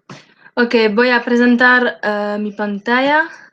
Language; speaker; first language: Spanish; non-native, learner; French